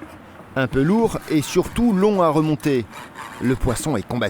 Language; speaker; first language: French; native; French